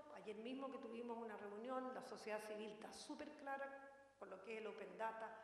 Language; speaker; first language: Spanish; native; Spanish